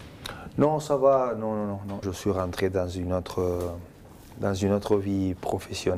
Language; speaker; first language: French; non-native, fluent; Spanish